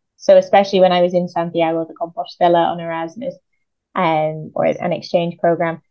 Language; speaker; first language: English; native; English